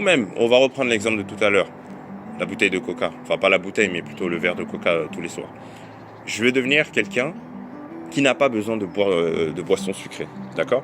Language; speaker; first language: French; native; French